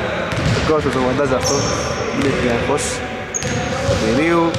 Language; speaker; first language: Greek; native; Greek